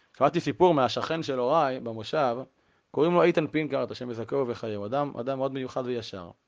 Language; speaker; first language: Hebrew; native; Hebrew